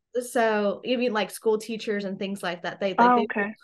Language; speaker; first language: English; native; English